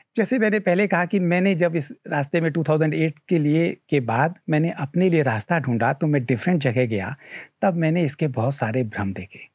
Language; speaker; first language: Hindi; native; Hindi